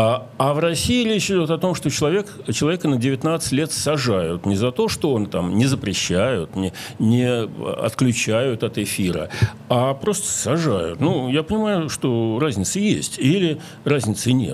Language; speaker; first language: Russian; native; Russian